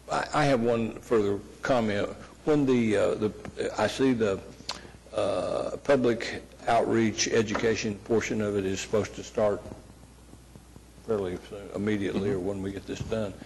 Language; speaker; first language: English; native; English